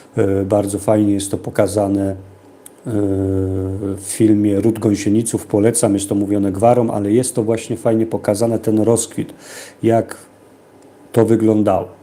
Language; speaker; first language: Polish; native; Polish